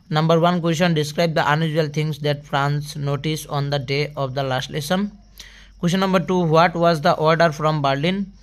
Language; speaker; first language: English; non-native, local second language; Assamese